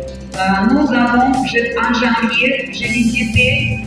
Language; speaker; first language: French; non-native, fluent; Russian